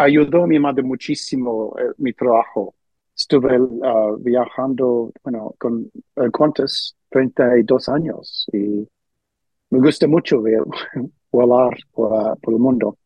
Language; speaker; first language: Spanish; early bilingual, heritage; Spanish